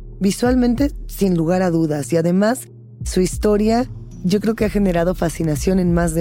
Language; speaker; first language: Spanish; native; Spanish